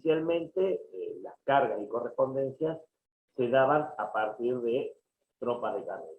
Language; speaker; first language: Spanish; native; Spanish